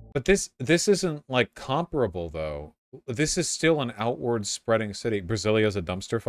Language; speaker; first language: English; native; English